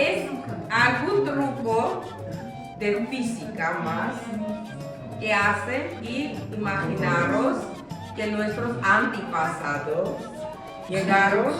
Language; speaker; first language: Spanish; non-native, fluent; Armenian